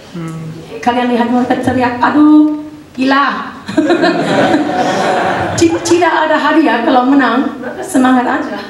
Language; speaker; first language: Indonesian; non-native, fluent; English